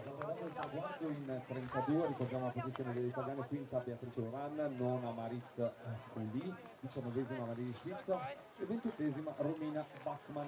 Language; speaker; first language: Italian; native; Italian